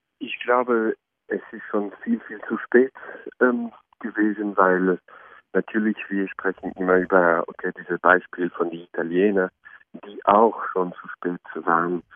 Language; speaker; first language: German; non-native, fluent; French